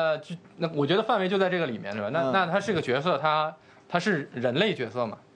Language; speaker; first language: Chinese; native; Chinese